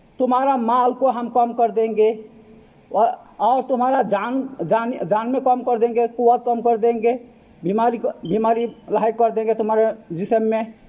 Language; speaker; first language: Hindi; non-native, fluent; Bangla